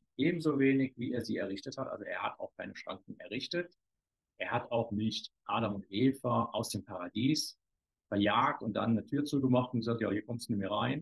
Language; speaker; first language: German; native; German